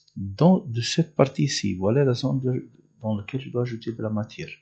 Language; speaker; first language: French; non-native, local second language; Arabic